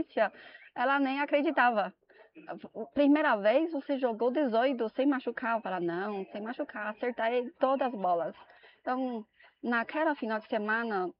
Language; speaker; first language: Portuguese; non-native, learner; Chinese